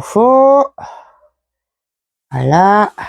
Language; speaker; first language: French; native; French